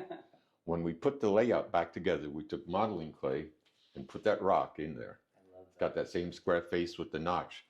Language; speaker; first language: English; native; English